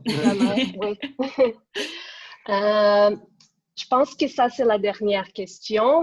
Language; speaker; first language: French; non-native, fluent; Portuguese